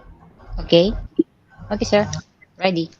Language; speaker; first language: English; non-native, learner; Indonesian